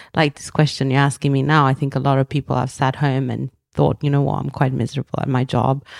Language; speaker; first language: English; early bilingual, other home language; Romanian